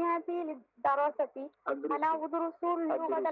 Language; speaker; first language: Arabic; non-native, learner; Bangla